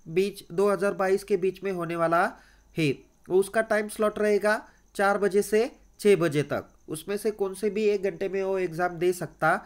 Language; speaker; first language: Hindi; non-native, local second language; Marathi